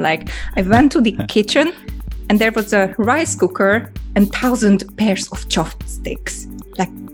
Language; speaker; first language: English; non-native, fluent; Hungarian